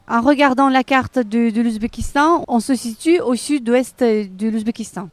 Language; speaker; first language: French; non-native, local second language; Uzbek